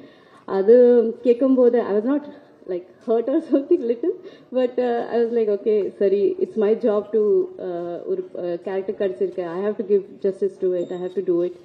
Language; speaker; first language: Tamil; non-native, learner; Marathi